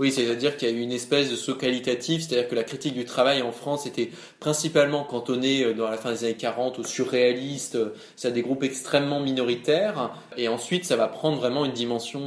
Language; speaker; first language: French; native; French